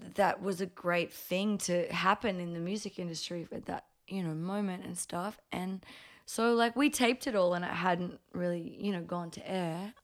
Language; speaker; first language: English; early bilingual, other home language; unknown